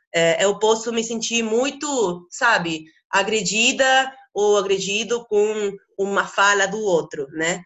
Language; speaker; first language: Portuguese; non-native, fluent; Spanish